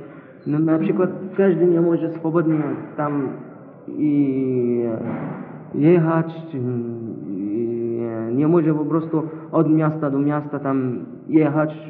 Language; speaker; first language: Polish; non-native, learner; Arabic